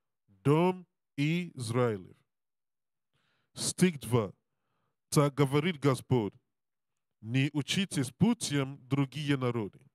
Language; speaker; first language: Russian; non-native, learner; English